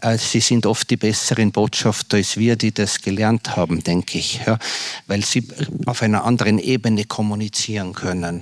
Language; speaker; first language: German; native; German